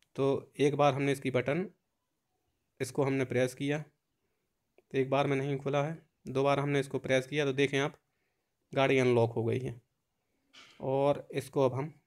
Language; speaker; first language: Hindi; native; Hindi